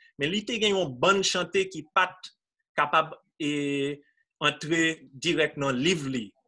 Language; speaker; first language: Haitian Creole; non-native, fluent; English